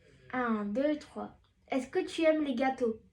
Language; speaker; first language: French; native; French